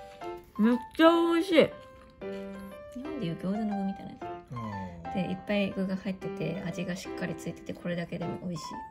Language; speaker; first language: Japanese; native; Japanese